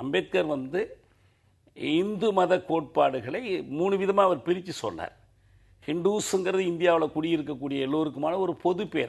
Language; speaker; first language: Tamil; native; Tamil